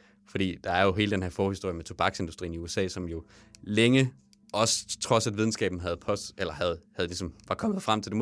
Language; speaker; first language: Danish; native; Danish